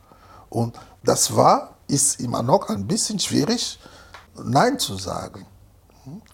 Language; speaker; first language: German; non-native, fluent; Lingala